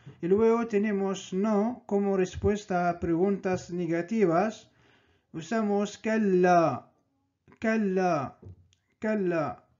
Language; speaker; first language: Spanish; non-native, fluent; Arabic